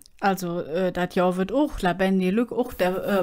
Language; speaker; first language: German; native; German